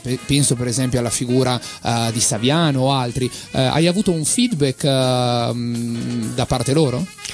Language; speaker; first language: Italian; native; Italian